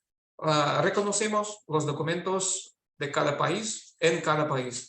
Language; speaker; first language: Spanish; non-native, fluent; Russian